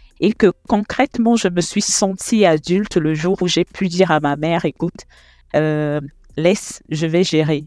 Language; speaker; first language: French; non-native, local second language; Lingala